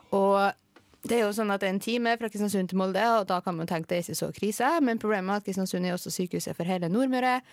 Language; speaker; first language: Norwegian; native; Norwegian